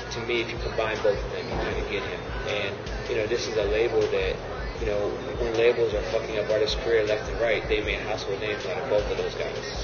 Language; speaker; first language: English; native; English